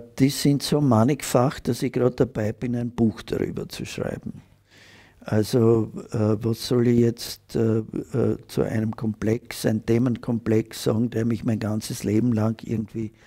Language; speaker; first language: German; native; German